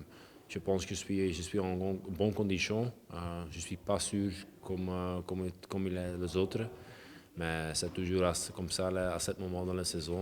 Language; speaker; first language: French; non-native, local second language; Dutch